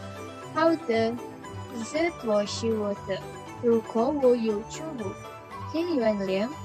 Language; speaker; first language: Chinese; non-native, learner; Indonesian